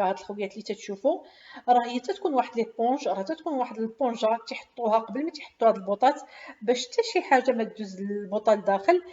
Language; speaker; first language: Arabic; native; Arabic